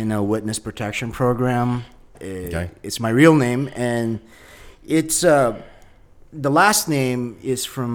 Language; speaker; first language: English; non-native, local second language; Filipino